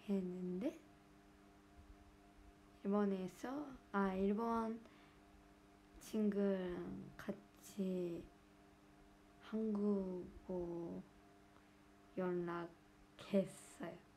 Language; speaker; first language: Korean; non-native, learner; Japanese